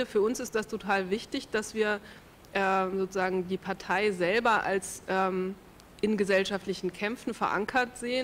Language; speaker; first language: German; native; German